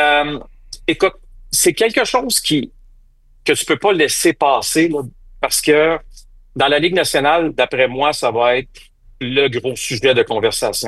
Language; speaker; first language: French; native; French